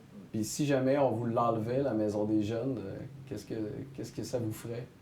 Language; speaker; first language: French; native; French